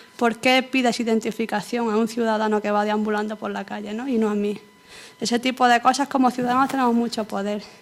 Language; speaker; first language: Spanish; native; Spanish